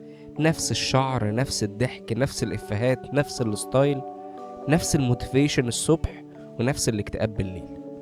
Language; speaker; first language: Arabic; native; Arabic